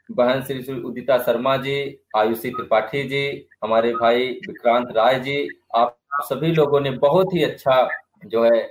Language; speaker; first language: Hindi; native; Hindi